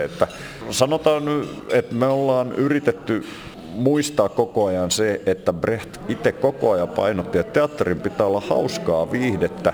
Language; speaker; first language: Finnish; native; Finnish